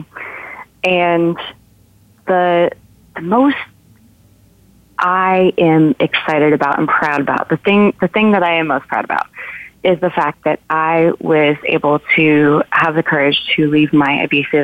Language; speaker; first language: English; native; English